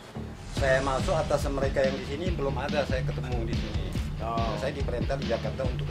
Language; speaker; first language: Indonesian; non-native, local second language; Chinese